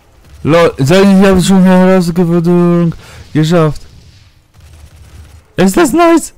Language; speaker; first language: German; non-native, fluent; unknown